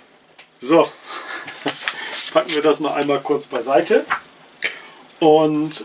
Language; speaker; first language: German; native; German